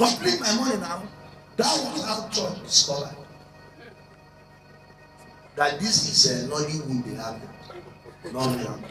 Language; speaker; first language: English; non-native, local second language; Igbo